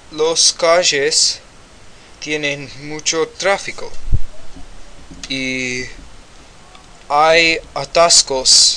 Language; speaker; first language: Spanish; non-native, learner; English